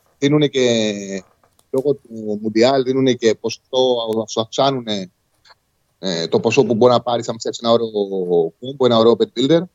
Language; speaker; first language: Greek; native; Greek